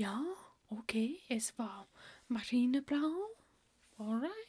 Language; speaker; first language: German; non-native, learner; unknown